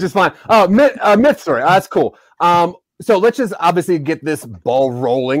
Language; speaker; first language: English; native; English